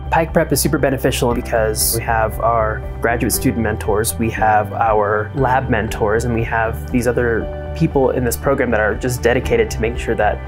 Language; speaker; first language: English; native; English